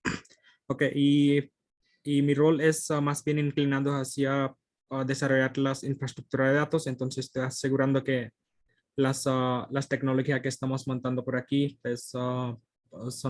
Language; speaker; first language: Spanish; non-native, fluent; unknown